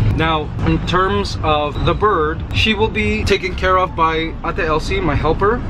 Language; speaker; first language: English; native; English